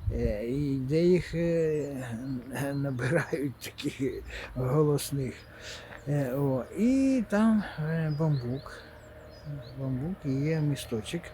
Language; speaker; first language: Ukrainian; non-native, local second language; Russian